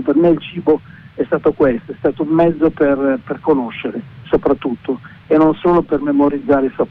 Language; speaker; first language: Italian; native; Italian